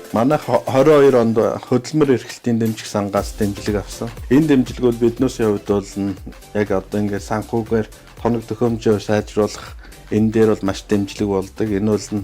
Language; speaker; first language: Mongolian; native; Mongolian